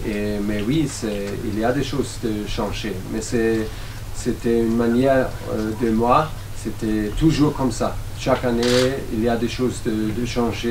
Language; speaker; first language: French; non-native, learner; German